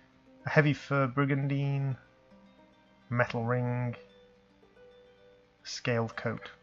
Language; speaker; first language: English; native; English